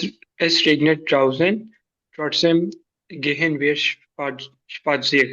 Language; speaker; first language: German; non-native, learner; Urdu